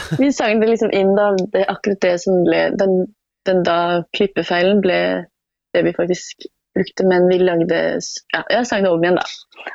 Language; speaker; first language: Norwegian; native; Norwegian